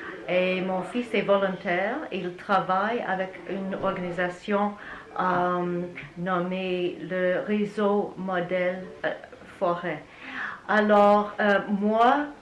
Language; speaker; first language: French; non-native, learner; English